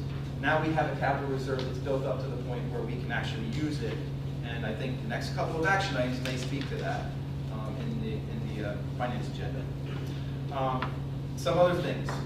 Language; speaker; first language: English; native; English